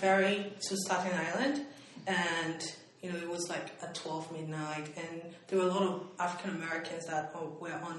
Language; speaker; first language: English; non-native, local second language; Igbo